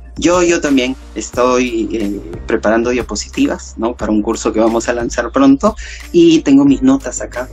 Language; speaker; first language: Spanish; native; Spanish